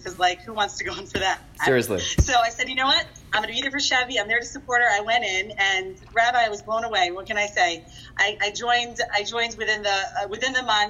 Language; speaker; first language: English; native; English